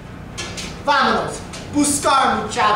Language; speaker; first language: Spanish; non-native, learner; English